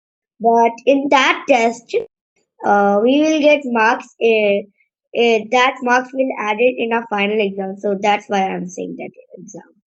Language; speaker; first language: English; non-native, learner; Hindi